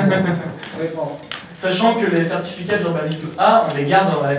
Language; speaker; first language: French; native; French